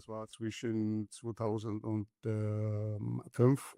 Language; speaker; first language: German; non-native, learner; Georgian